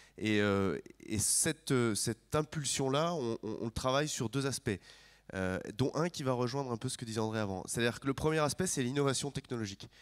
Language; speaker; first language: French; native; French